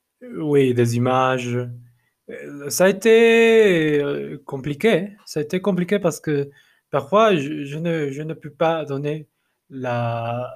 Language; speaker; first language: French; non-native, learner; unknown